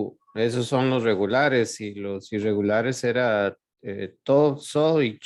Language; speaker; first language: Spanish; native; Spanish